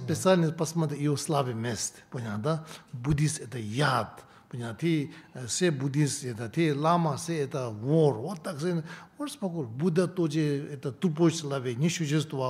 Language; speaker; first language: Russian; non-native, learner; Tibetan